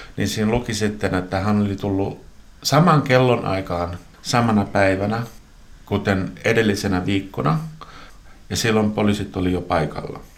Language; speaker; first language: Finnish; non-native, local second language; Swedish